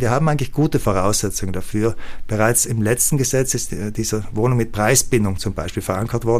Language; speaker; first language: German; native; German